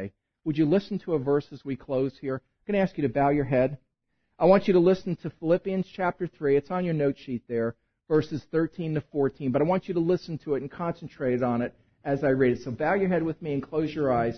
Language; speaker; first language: English; native; English